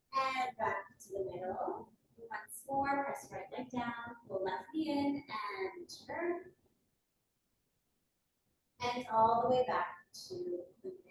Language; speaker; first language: English; native; English